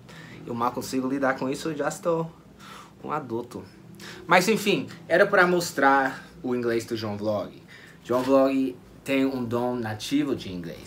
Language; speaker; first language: Portuguese; non-native, fluent; English